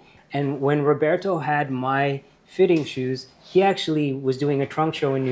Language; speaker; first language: English; early bilingual, heritage; English